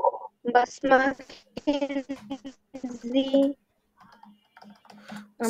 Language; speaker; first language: German; non-native, learner; Bangla